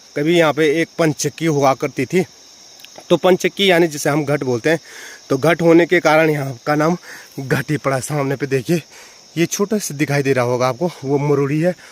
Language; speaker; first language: Hindi; non-native, local second language; Garhwali